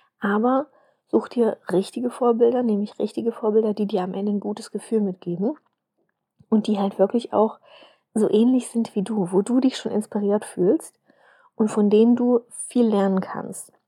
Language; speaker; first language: German; native; German